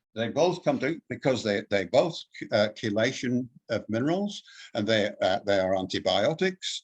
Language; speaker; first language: English; native; English